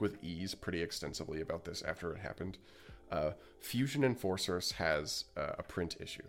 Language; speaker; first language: English; native; English